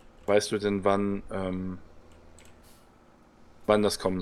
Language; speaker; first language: German; native; German